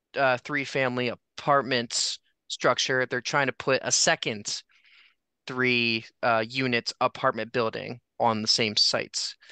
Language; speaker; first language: English; native; English